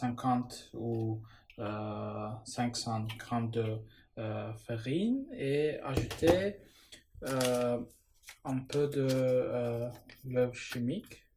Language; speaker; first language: French; non-native, learner; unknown